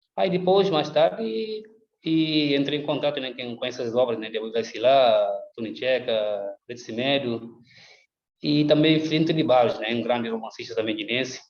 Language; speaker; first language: Portuguese; non-native, local second language; Upper Guinea Crioulo